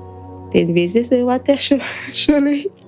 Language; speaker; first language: Portuguese; non-native, learner; Haitian Creole